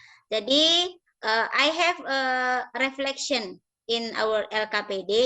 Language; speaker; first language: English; non-native, learner; Indonesian